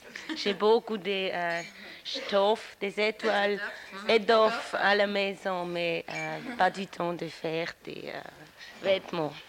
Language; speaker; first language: French; non-native, local second language; German